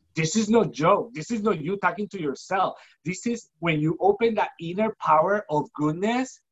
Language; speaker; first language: English; non-native, fluent; Spanish